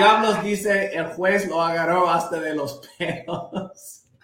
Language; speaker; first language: Spanish; non-native, fluent; English